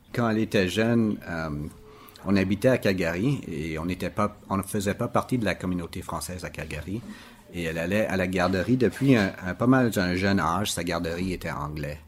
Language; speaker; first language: French; native; French